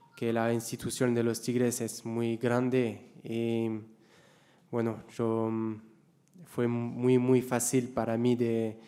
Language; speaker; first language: Spanish; non-native, learner; French